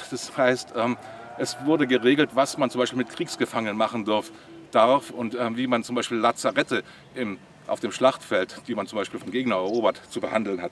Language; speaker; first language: German; native; German